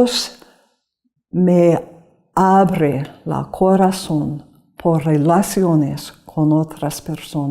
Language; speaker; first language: Spanish; non-native, learner; English